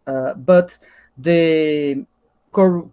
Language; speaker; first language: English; non-native, learner; Portuguese